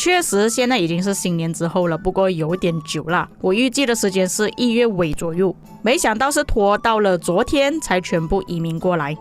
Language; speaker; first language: Chinese; native; Chinese